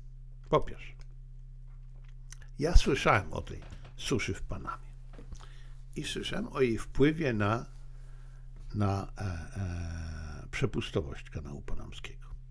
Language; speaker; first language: Polish; native; Polish